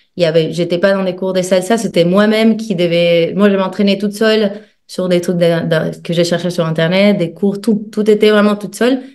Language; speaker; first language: French; non-native, fluent; Spanish